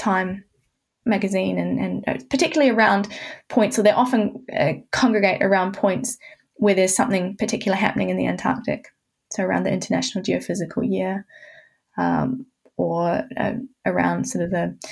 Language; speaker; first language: English; native; English